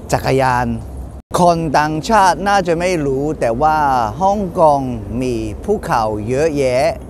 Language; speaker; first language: Thai; non-native, fluent; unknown